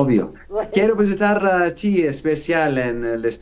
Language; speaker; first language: Spanish; non-native, learner; Arabic